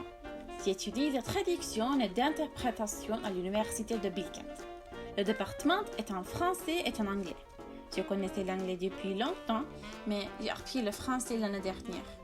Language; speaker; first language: French; non-native, learner; Turkish